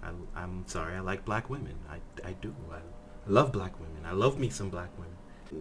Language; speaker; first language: English; native; English